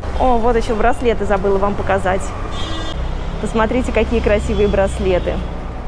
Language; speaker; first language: Russian; native; Russian